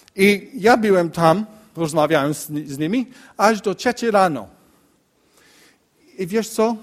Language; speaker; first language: Polish; non-native, learner; English